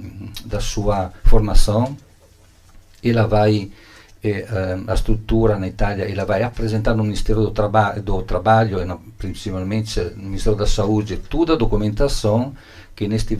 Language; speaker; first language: Portuguese; non-native, learner; Italian